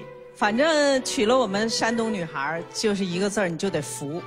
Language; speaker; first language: Chinese; native; Chinese